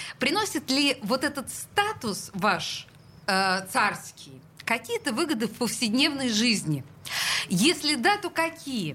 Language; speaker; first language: Russian; native; Russian